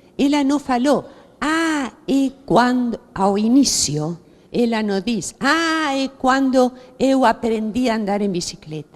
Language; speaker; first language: Portuguese; non-native, fluent; Spanish